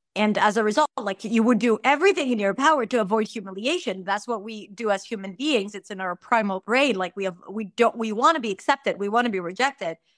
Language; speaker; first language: English; non-native, fluent; Hebrew